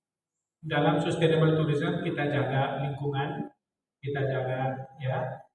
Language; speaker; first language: Indonesian; non-native, fluent; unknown